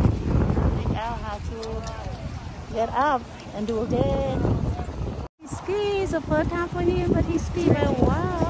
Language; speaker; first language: English; non-native, learner; Vietnamese